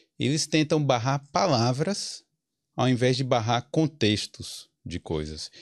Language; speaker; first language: Portuguese; native; Portuguese